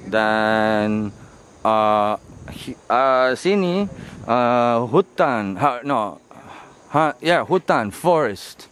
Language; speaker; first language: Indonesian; non-native, learner; English